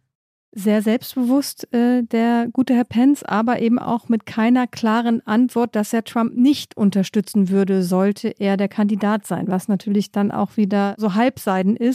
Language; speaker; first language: German; native; German